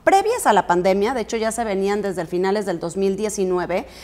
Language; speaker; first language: Spanish; native; Spanish